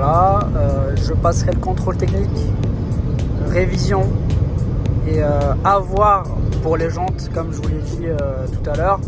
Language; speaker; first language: French; native; French